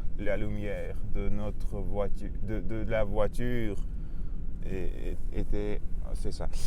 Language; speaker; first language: French; non-native, learner; Russian